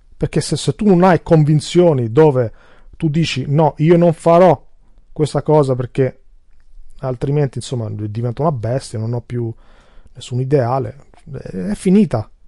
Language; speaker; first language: Italian; early bilingual, other home language; Albanian